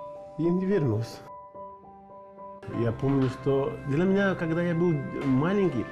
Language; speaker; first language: Russian; non-native, learner; Portuguese